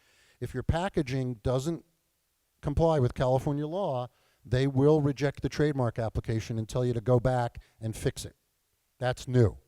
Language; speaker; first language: English; native; English